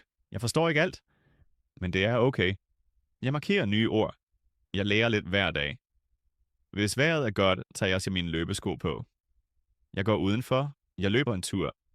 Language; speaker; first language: Danish; non-native, fluent; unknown